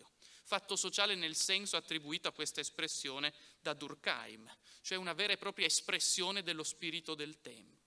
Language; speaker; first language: Italian; native; Italian